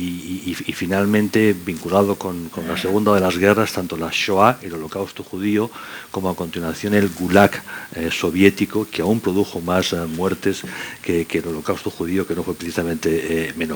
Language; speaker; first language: Spanish; native; Spanish